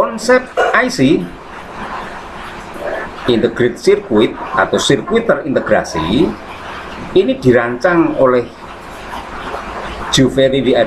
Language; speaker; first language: Indonesian; native; Indonesian